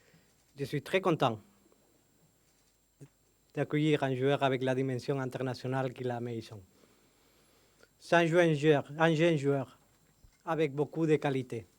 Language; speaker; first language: French; non-native, fluent; Spanish